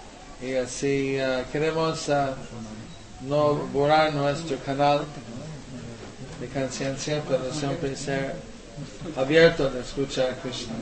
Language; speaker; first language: Spanish; non-native, learner; English